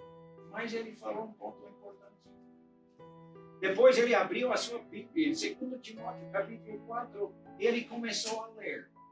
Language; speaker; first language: Portuguese; non-native, fluent; English